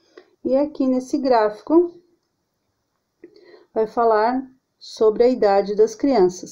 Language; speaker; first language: Portuguese; native; Portuguese